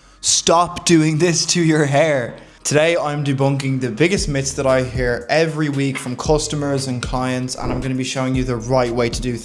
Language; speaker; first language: English; native; English